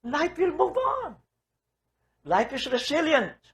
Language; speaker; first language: English; non-native, local second language; Filipino